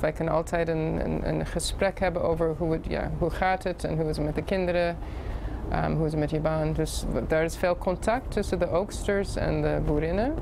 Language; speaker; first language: Dutch; non-native, fluent; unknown